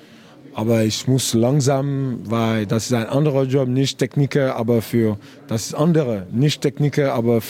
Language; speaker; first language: German; non-native, learner; French